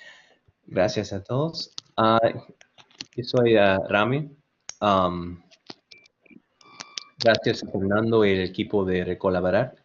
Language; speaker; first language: Spanish; non-native, learner; English